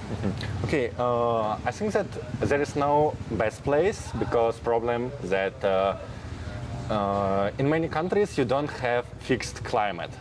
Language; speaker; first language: English; non-native, fluent; Russian